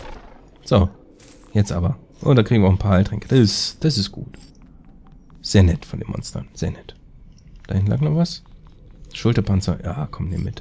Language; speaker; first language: German; native; German